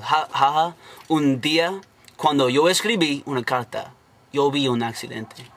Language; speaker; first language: Spanish; non-native, learner; English